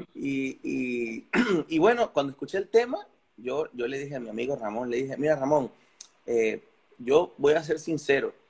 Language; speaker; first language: Spanish; native; Spanish